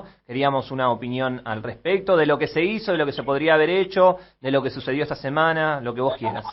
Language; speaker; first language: Spanish; native; Spanish